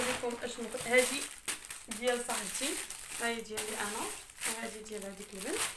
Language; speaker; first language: Arabic; native; Arabic